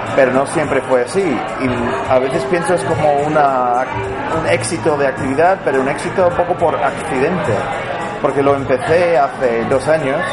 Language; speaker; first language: Spanish; non-native, fluent; English